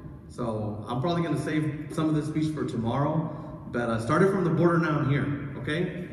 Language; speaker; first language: English; early bilingual, other home language; Spanish